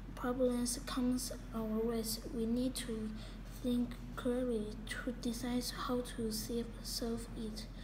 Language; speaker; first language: English; non-native, learner; Chinese